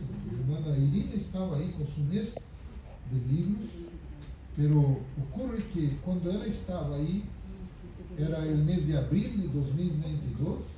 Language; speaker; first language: Spanish; non-native, fluent; Portuguese